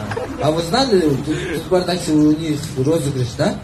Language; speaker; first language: Russian; non-native, local second language; Kyrgyz